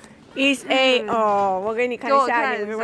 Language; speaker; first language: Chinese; non-native, learner; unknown